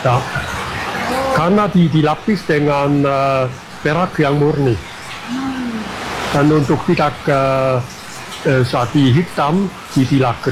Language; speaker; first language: Indonesian; non-native, fluent; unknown